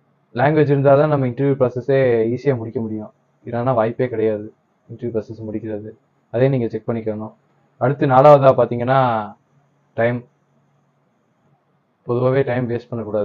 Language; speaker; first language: Tamil; native; Tamil